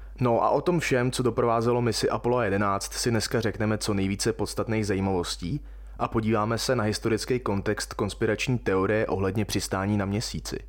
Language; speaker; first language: Czech; native; Czech